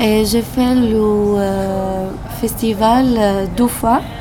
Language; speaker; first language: French; non-native, learner; Arabic